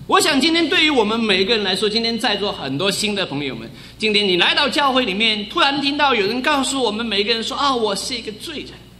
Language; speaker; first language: Chinese; native; Chinese